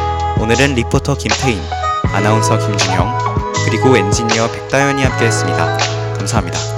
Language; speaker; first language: Korean; native; Korean